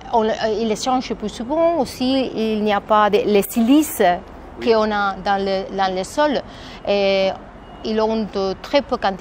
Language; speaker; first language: French; non-native, fluent; Spanish